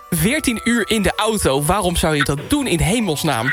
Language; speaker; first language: Dutch; native; Dutch